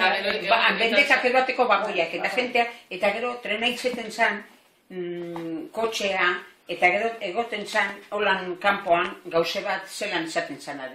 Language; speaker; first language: Basque; native; Basque